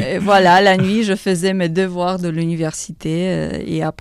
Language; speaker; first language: French; non-native, fluent; Russian